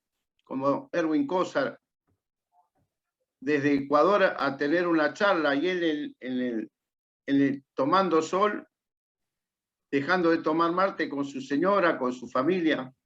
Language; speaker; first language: Spanish; native; Spanish